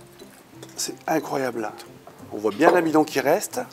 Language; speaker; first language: French; native; French